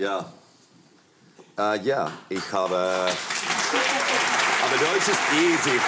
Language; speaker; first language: German; non-native, learner; Finnish